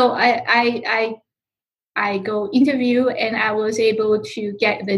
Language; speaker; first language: English; non-native, fluent; Chinese